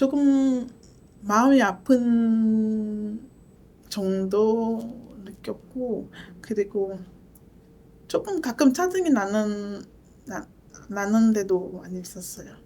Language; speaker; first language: Korean; non-native, learner; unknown